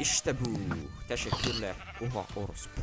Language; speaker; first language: Turkish; non-native, learner; English